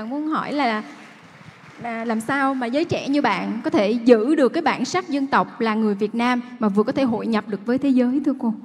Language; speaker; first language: Vietnamese; native; Vietnamese